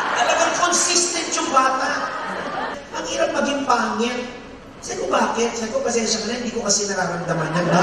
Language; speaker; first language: Filipino; native; Filipino